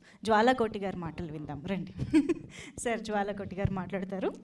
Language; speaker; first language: Telugu; native; Telugu